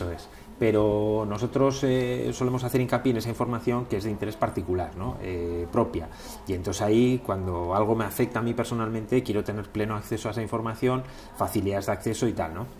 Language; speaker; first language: Spanish; native; Spanish